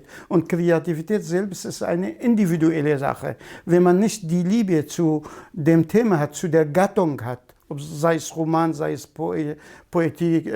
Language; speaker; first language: German; non-native, fluent; Kurdish